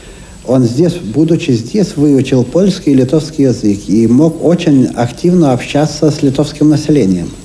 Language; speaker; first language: Russian; native; Russian